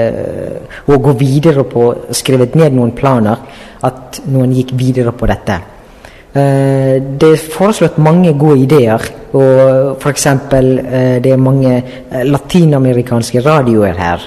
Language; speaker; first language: Norwegian; non-native, fluent; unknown